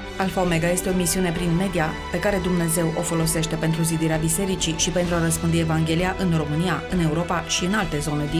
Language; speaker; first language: Romanian; native; Romanian